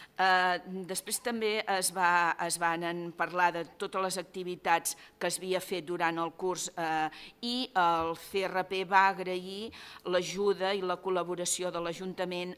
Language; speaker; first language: Catalan; native; Catalan